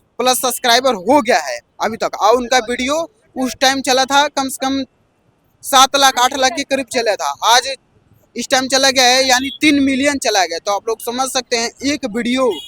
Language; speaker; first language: Hindi; native; Hindi